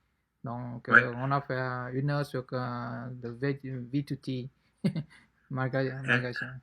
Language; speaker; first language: French; non-native, fluent; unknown